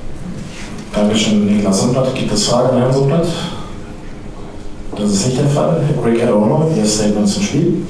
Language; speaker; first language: German; native; German